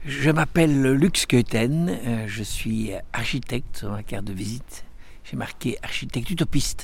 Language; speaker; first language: French; native; French